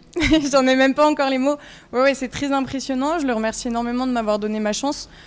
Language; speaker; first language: French; native; French